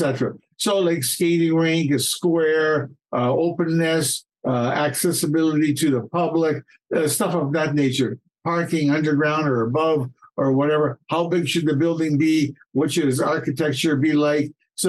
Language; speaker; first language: English; native; English